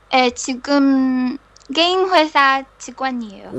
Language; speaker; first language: Korean; non-native, learner; Chinese